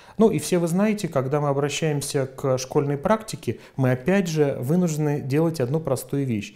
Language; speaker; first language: Russian; native; Russian